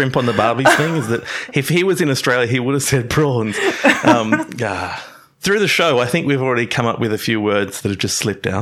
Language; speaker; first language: English; native; English